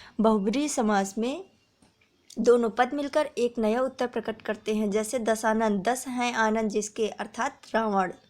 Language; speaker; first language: Hindi; native; Hindi